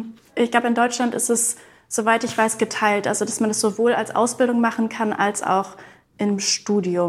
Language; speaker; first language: German; native; German